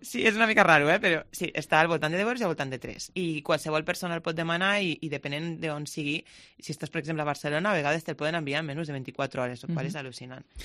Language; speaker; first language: Catalan; non-native, local second language; Spanish